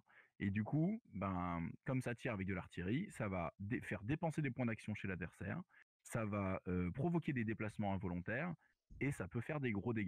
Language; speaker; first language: French; native; French